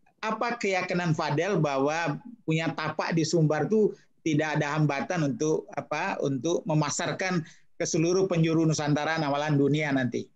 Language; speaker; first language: Indonesian; native; Indonesian